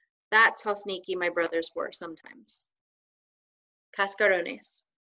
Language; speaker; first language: English; native; English